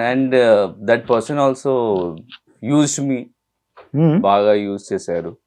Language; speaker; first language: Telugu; non-native, learner; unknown